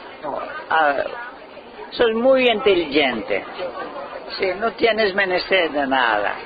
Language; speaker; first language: Spanish; early bilingual, heritage; Ladino